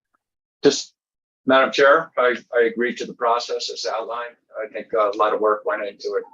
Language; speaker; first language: English; native; English